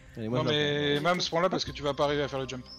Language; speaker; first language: French; native; French